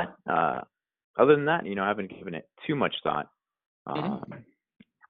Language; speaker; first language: English; native; English